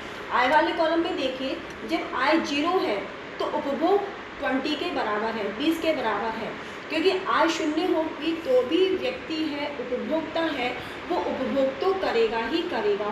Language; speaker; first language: Hindi; native; Hindi